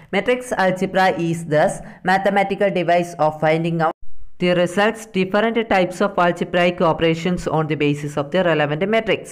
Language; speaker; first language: English; non-native, local second language; Malayalam